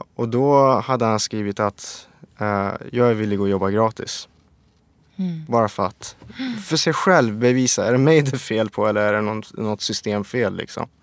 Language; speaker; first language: Swedish; early bilingual, other home language; Persian